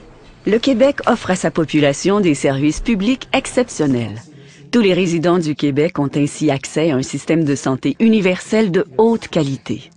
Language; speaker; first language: French; native; French